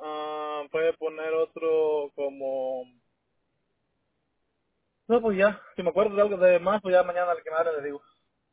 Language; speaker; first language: Spanish; native; Spanish